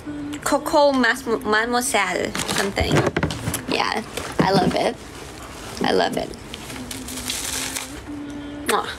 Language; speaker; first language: English; non-native, fluent; Thai